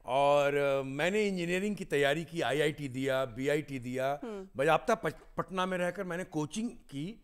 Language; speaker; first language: Hindi; native; Hindi